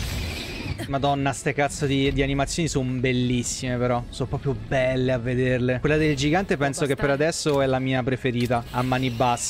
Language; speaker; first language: Italian; native; Italian